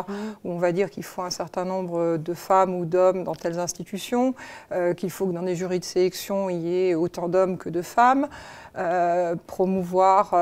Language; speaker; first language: French; native; French